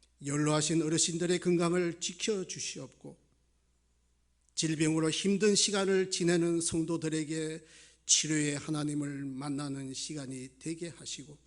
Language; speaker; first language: Korean; native; Korean